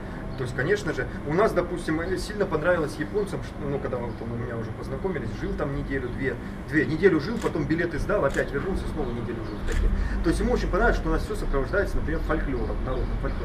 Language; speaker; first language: Russian; native; Russian